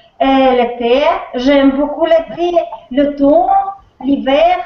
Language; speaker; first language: French; non-native, learner; Russian